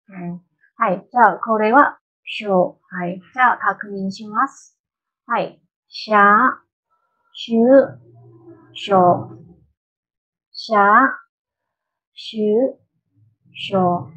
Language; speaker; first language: Japanese; non-native, learner; Khmer